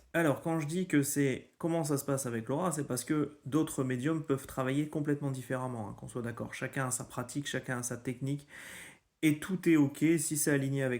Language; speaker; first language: French; native; French